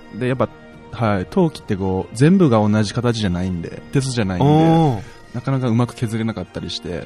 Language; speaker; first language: Japanese; native; Japanese